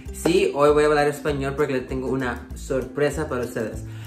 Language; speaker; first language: Spanish; early bilingual, heritage; Spanish